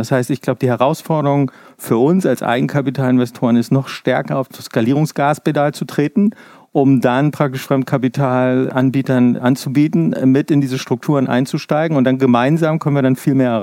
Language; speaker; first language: German; native; German